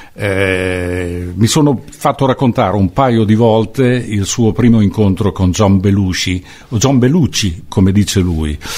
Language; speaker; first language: Italian; native; Italian